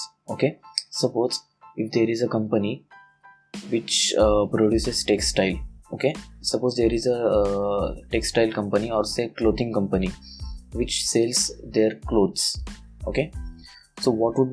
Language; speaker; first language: English; non-native, local second language; Marathi